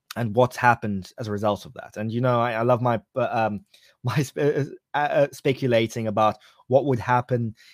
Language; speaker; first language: English; native; English